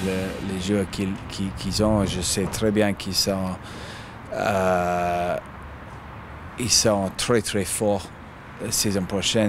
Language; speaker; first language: French; non-native, fluent; English